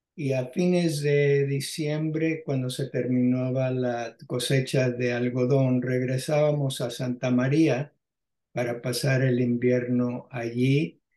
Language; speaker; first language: Spanish; early bilingual, heritage; Spanish